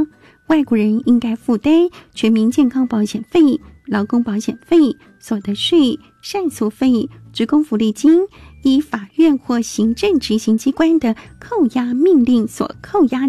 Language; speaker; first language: Chinese; native; Chinese